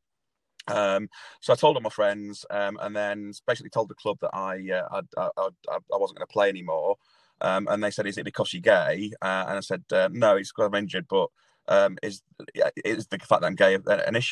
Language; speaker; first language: English; native; English